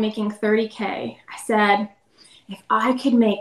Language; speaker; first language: English; native; English